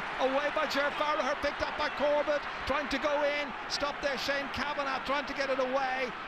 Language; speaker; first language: English; native; English